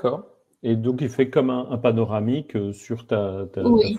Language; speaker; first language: French; native; French